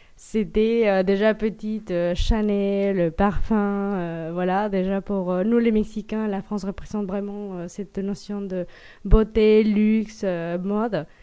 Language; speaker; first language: French; non-native, fluent; Spanish